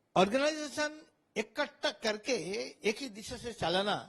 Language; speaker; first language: Hindi; non-native, local second language; Bangla